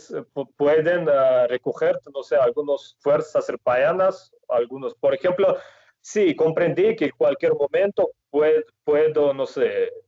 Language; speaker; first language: Spanish; non-native, fluent; Russian